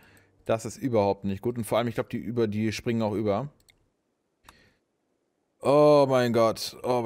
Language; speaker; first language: German; native; German